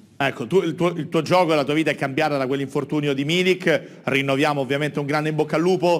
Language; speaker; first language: Italian; native; Italian